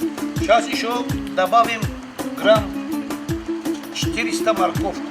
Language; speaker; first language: Russian; non-native, fluent; Tajik